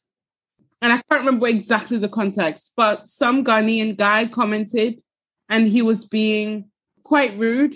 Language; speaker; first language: English; early bilingual, other home language; Ga